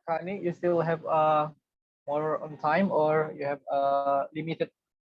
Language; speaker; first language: English; non-native, learner; Indonesian